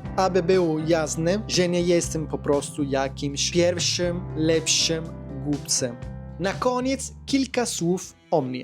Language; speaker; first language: Polish; non-native, learner; Italian